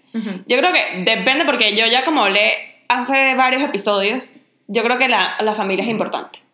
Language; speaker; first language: Spanish; native; Spanish